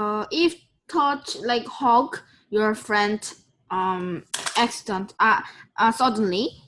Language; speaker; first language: English; non-native, learner; Korean